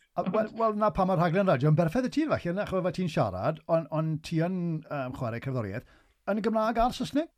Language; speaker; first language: Welsh; native; Welsh